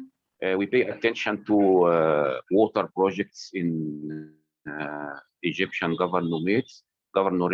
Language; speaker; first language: English; non-native, fluent; Arabic